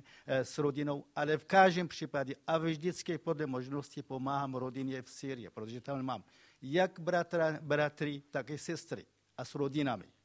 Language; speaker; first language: Czech; non-native, fluent; Kurdish